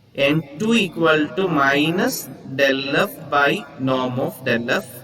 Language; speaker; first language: English; non-native, local second language; Malayalam